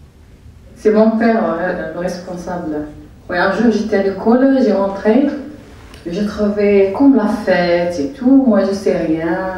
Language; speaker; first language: French; non-native, learner; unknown